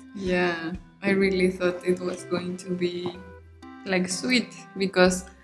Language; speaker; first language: English; non-native, fluent; Spanish